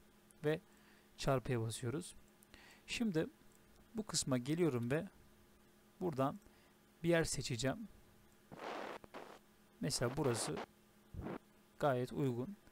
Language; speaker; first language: Turkish; native; Turkish